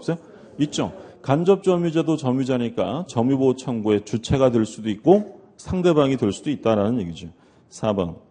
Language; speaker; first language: Korean; native; Korean